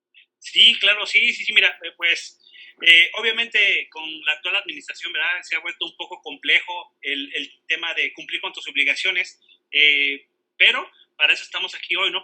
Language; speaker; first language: Spanish; native; Spanish